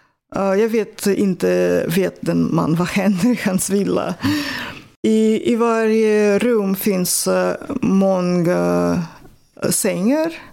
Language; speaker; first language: Swedish; non-native, fluent; Russian